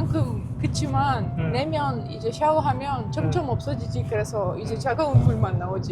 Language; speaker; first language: Korean; non-native, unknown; Ukrainian